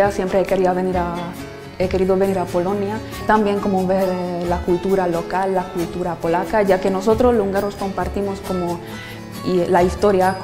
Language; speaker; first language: Spanish; non-native, fluent; Hungarian